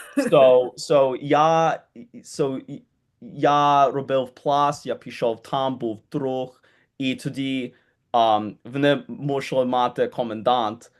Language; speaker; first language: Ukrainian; early bilingual, heritage; Ukrainian